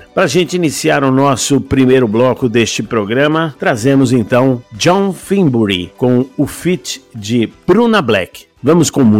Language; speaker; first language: Portuguese; native; Portuguese